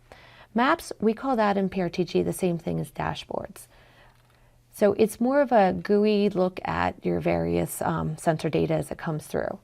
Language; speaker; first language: English; native; English